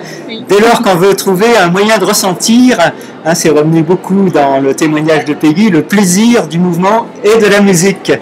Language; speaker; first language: French; native; French